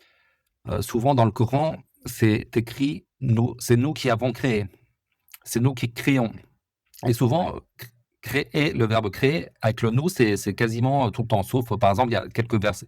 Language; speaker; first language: French; native; French